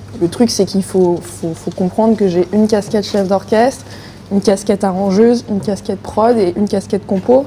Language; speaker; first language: French; native; French